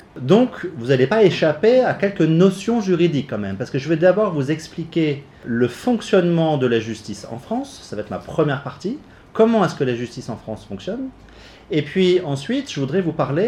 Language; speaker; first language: French; native; French